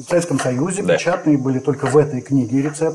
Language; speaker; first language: Russian; native; Russian